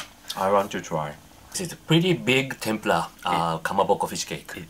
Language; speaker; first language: English; non-native, fluent; Japanese